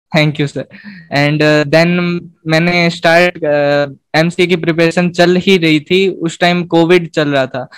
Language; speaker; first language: Hindi; native; Hindi